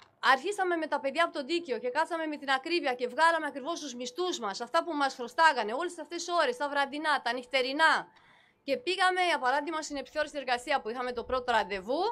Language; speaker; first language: Greek; non-native, fluent; Romanian